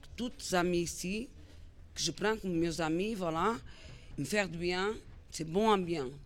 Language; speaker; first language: French; non-native, learner; Portuguese